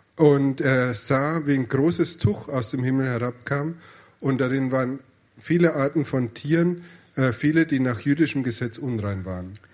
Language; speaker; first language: German; native; German